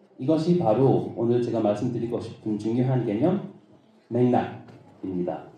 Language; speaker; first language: Korean; non-native, fluent; English